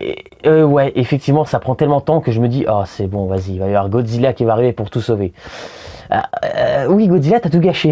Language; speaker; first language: French; native; French